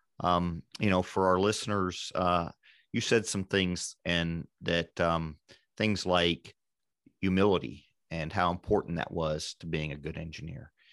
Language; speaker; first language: English; native; English